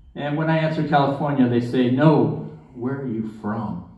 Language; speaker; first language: English; native; English